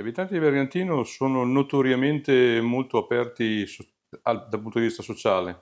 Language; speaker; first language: Italian; native; Italian